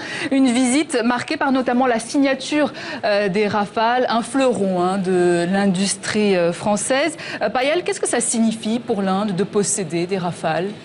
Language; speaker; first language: French; native; French